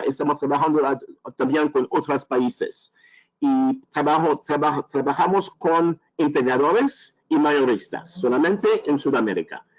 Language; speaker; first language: Spanish; non-native, learner; French